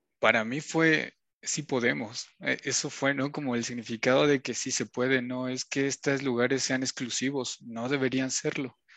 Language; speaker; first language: Spanish; non-native, local second language; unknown